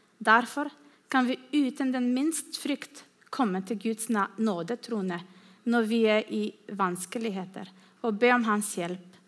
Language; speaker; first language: Norwegian; non-native, fluent; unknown